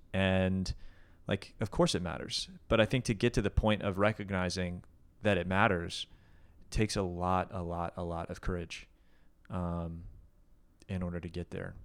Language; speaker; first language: English; native; English